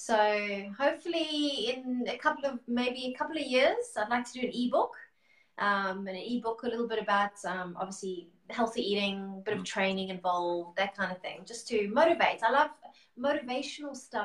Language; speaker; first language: English; native; English